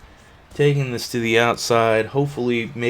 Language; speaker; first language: English; native; English